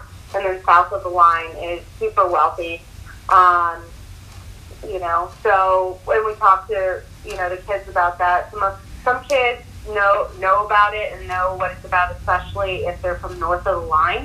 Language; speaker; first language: English; native; English